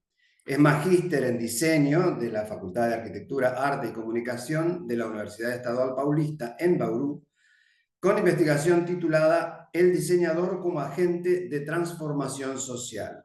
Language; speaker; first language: Spanish; native; Spanish